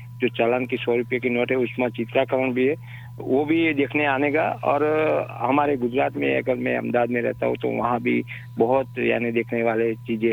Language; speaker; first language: Hindi; non-native, local second language; Gujarati